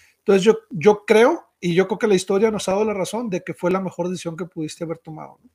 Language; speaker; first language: Spanish; native; Spanish